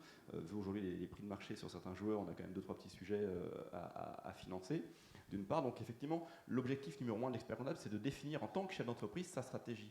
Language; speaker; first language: French; native; French